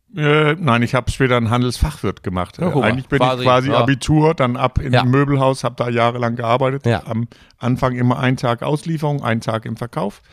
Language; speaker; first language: German; non-native, fluent; Danish